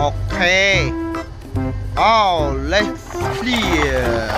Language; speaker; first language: English; non-native, learner; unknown